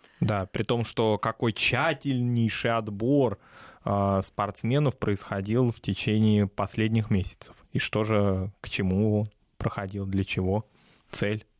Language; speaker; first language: Russian; native; Russian